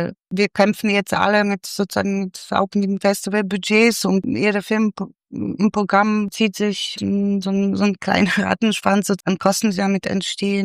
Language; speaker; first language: German; non-native, fluent; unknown